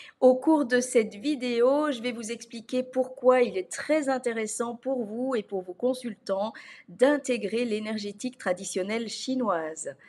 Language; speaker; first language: French; native; French